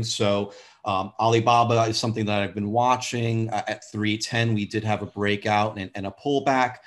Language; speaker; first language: English; native; English